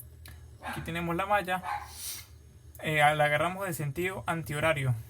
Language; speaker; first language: Spanish; native; Spanish